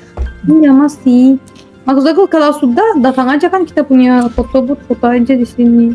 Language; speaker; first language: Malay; non-native, fluent; Turkish